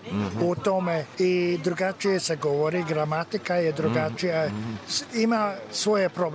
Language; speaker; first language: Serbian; early bilingual, heritage; Serbian